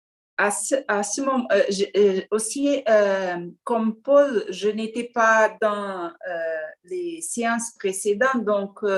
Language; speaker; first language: French; non-native, learner; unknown